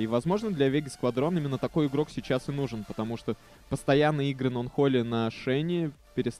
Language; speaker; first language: Russian; native; Russian